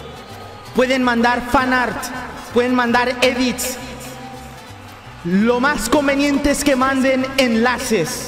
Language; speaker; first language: Spanish; native; Spanish